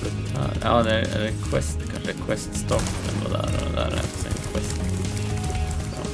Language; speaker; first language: Swedish; native; Swedish